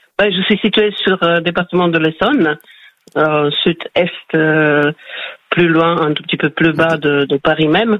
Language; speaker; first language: French; non-native, fluent; Slovak